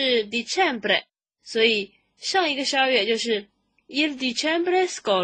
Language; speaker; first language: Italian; non-native, fluent; Chinese